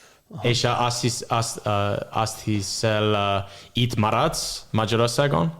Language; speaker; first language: Hungarian; non-native, learner; English